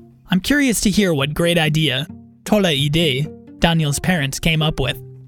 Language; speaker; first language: English; native; English